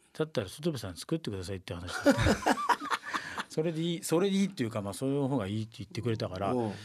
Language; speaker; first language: Japanese; native; Japanese